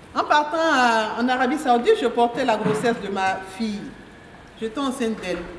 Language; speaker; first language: French; non-native, local second language; Mandingo